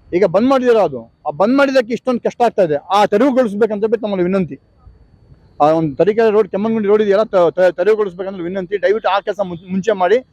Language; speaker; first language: Kannada; non-native, local second language; Urdu